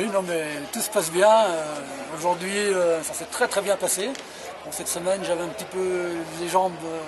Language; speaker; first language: French; native; French